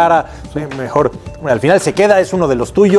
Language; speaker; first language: Spanish; native; Spanish